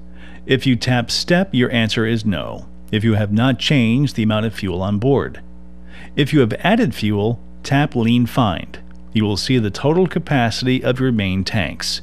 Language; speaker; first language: English; native; English